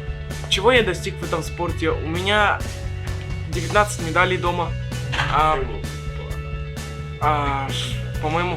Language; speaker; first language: Russian; native; Russian